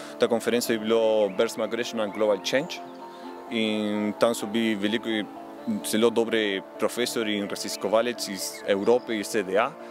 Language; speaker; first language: Slovenian; early bilingual, heritage; Slovenian